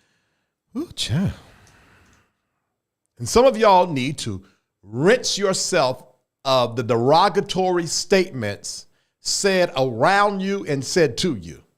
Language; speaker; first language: English; native; English